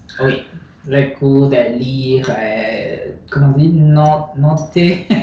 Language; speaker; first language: French; non-native, learner; Chinese